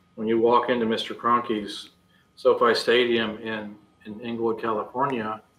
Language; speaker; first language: English; native; English